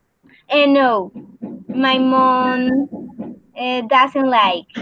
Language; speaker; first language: English; non-native, learner; Spanish